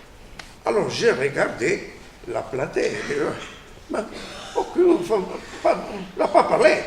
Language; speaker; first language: French; non-native, fluent; Italian